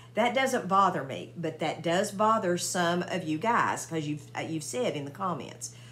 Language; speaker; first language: English; native; English